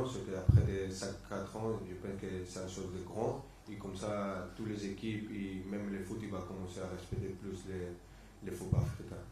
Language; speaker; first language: French; non-native, fluent; Spanish